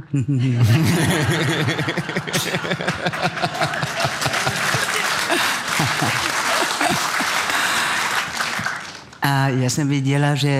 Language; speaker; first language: Czech; non-native, fluent; French